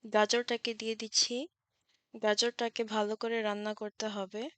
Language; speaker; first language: Bangla; early bilingual, heritage; Bangla